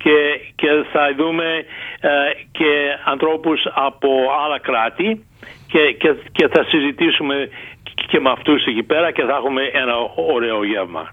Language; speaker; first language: Greek; early bilingual, heritage; Greek